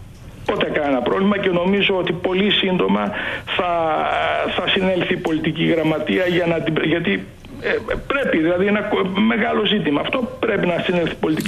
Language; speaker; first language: Greek; native; Greek